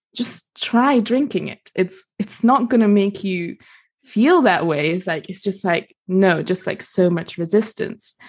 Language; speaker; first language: English; non-native, fluent; Italian